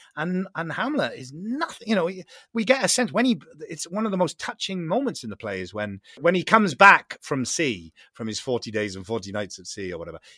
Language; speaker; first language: English; native; English